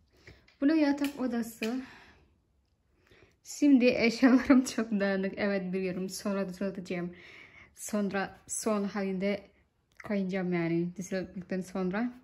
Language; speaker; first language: Turkish; non-native, learner; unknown